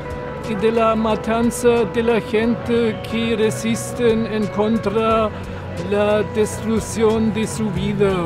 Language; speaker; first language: Spanish; non-native, learner; German